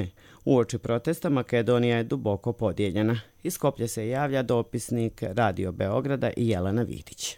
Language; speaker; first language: Croatian; native; Croatian